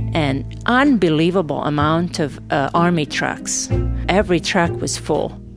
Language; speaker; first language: English; non-native, fluent; Serbian